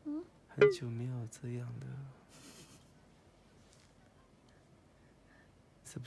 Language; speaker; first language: Chinese; non-native, learner; Japanese